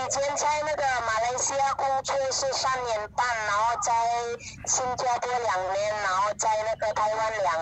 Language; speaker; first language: Chinese; non-native, fluent; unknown